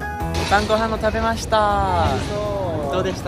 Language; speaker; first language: Japanese; non-native, learner; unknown